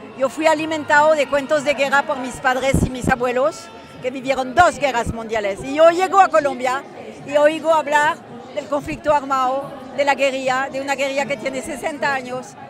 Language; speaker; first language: Spanish; non-native, fluent; French